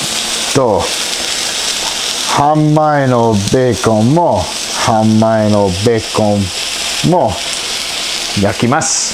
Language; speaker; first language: Japanese; non-native, learner; English